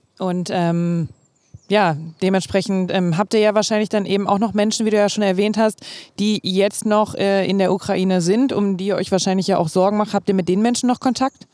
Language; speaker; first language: German; native; German